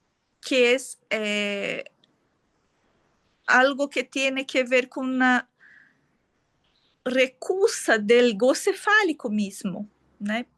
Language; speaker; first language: Spanish; non-native, fluent; Portuguese